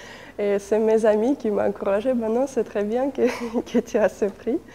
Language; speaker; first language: French; non-native, fluent; Russian